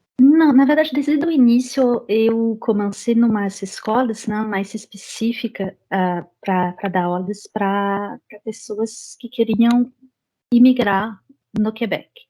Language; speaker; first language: Portuguese; non-native, fluent; French